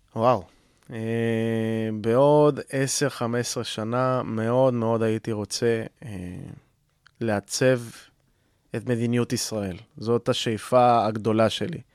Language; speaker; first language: Hebrew; non-native, fluent; Spanish